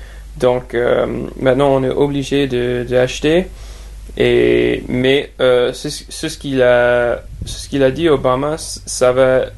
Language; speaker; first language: French; non-native, fluent; English